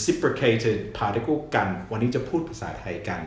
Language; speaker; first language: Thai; non-native, fluent; English